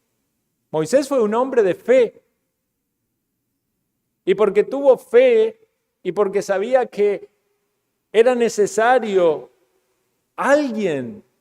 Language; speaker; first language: Spanish; native; Spanish